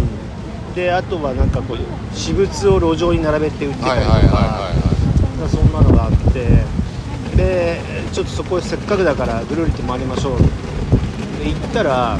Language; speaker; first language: Japanese; native; Japanese